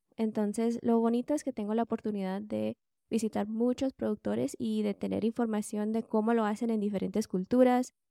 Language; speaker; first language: Spanish; early bilingual, heritage; Spanish